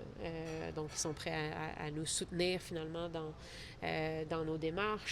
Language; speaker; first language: French; native; French